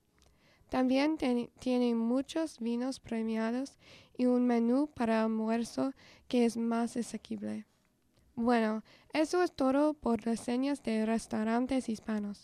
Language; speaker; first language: Spanish; non-native, fluent; English